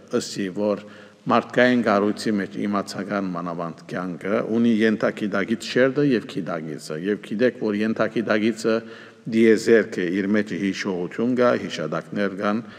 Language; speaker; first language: Armenian; native; Armenian